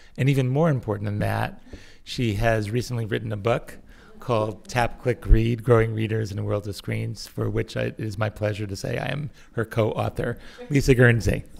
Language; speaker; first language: English; native; English